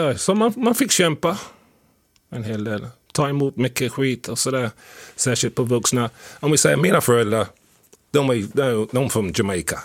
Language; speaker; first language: Swedish; non-native, fluent; English